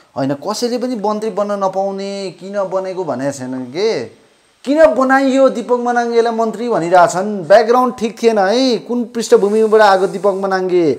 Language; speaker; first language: Nepali; native; Nepali